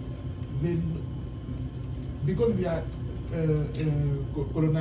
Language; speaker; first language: English; non-native, learner; French